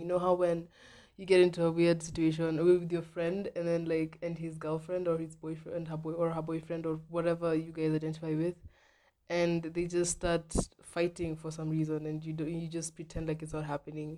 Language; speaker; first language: English; non-native, local second language; Swahili